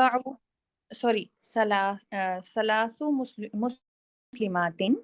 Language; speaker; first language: Arabic; non-native, learner; Urdu